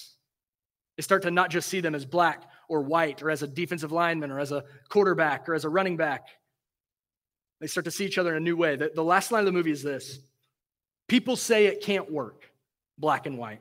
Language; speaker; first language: English; native; English